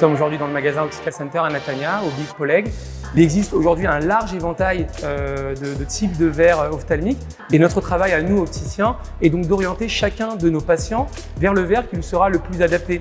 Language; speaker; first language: French; native; French